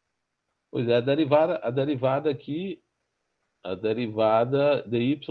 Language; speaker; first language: Portuguese; native; Portuguese